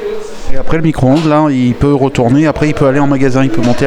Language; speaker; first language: French; native; French